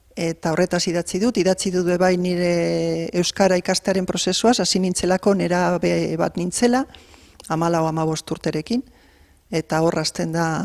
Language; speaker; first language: Basque; non-native, local second language; Spanish